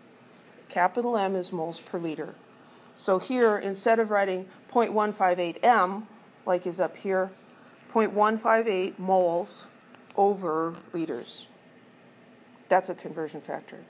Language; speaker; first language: English; native; English